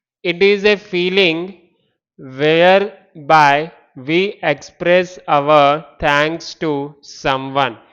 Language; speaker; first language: English; non-native, local second language; Telugu